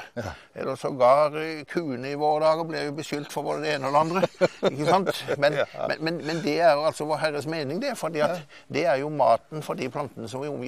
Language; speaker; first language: Norwegian; native; Norwegian